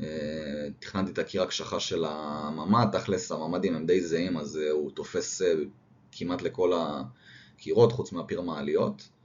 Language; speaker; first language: Hebrew; native; Hebrew